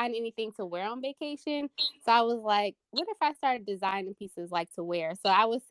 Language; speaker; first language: English; native; English